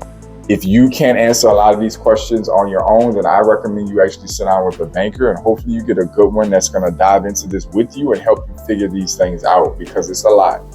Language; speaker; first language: English; native; English